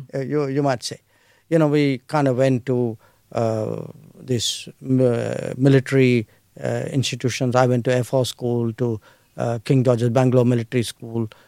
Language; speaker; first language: English; non-native, local second language; Hindi